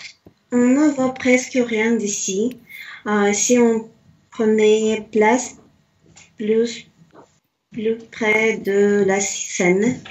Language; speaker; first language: French; non-native, learner; Russian